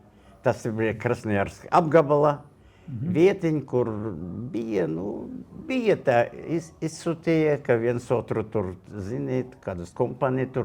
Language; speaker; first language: Latvian; non-native, local second language; Russian